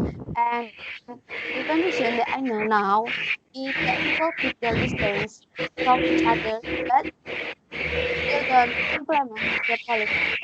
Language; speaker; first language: English; non-native, learner; Indonesian